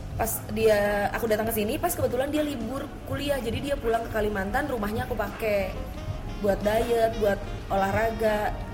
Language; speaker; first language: Indonesian; native; Indonesian